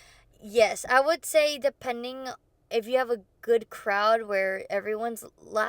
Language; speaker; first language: English; native; English